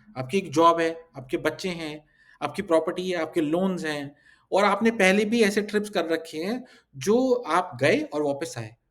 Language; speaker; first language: Hindi; early bilingual, heritage; Hindi